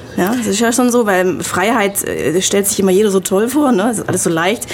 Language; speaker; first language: German; native; German